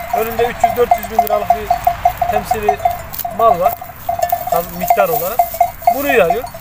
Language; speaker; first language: Turkish; native; Turkish